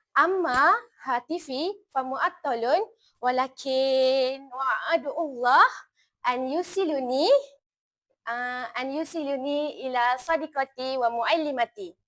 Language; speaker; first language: Arabic; non-native, learner; Malay